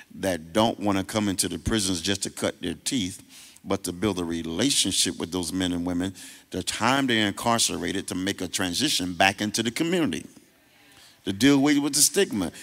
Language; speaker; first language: English; native; English